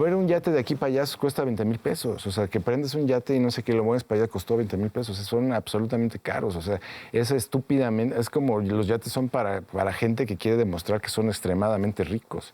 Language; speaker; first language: Spanish; native; Spanish